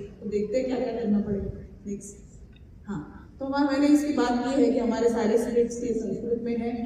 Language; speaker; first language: Hindi; non-native, local second language; Marathi